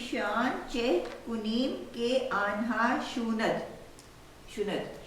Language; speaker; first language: Persian; non-native, learner; Urdu